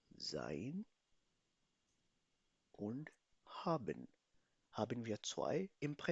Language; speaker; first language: German; non-native, fluent; Urdu